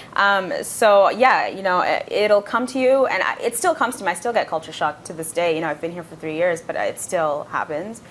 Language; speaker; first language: English; non-native, local second language; Bangla